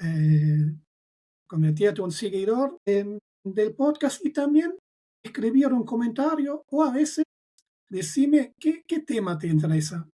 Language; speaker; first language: Spanish; non-native, fluent; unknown